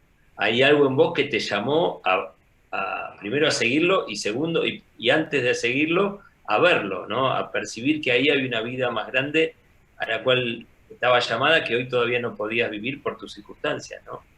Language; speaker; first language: Spanish; native; Spanish